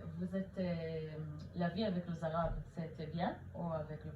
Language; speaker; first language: French; early bilingual, heritage; Hebrew